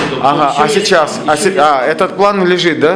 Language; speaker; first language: Russian; native; Russian